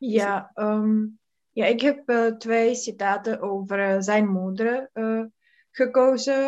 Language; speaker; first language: Dutch; non-native, learner; Czech